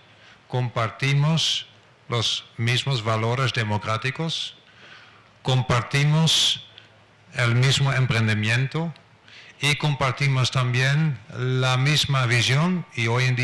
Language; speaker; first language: Spanish; non-native, fluent; Dutch